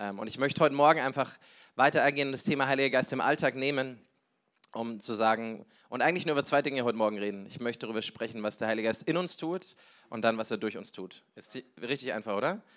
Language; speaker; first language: German; native; German